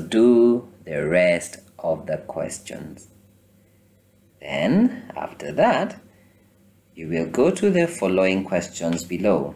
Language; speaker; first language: English; non-native, fluent; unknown